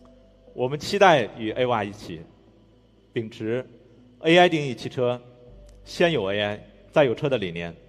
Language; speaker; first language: Chinese; native; Chinese